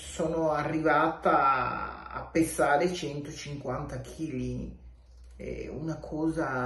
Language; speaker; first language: Italian; non-native, local second language; Spanish